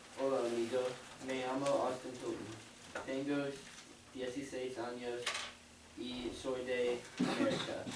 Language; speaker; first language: Spanish; non-native, learner; English